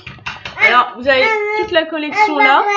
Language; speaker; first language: French; native; French